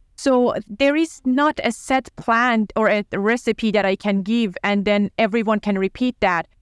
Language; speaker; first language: English; non-native, fluent; Persian